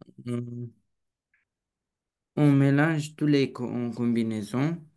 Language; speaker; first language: French; non-native, learner; Romanian